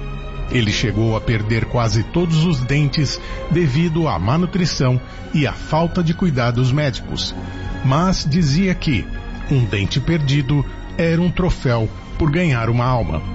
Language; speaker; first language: Portuguese; native; Portuguese